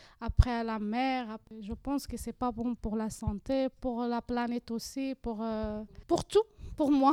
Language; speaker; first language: French; non-native, learner; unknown